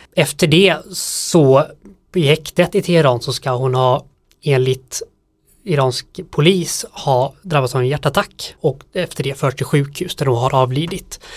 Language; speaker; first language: Swedish; native; Swedish